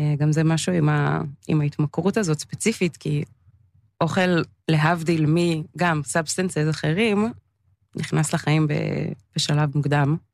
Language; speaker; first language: Hebrew; early bilingual, other home language; English